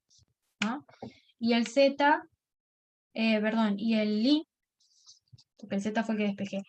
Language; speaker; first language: Spanish; native; Spanish